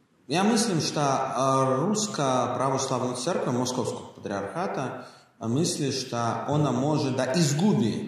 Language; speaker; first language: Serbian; non-native, learner; Russian